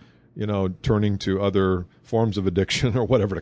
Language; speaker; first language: English; native; English